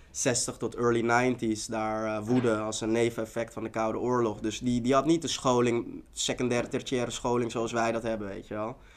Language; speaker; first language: Dutch; early bilingual, other home language; Tigrinya